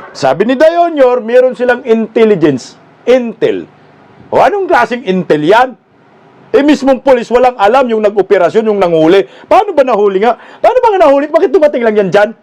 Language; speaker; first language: Filipino; non-native, local second language; Cebuano